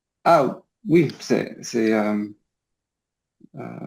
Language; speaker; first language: French; non-native, learner; English